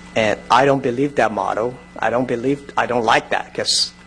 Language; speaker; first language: English; non-native, fluent; Chinese